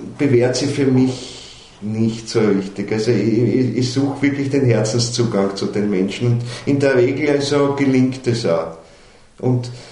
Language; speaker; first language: German; native; German